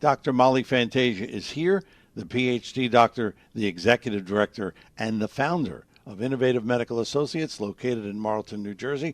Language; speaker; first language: English; native; English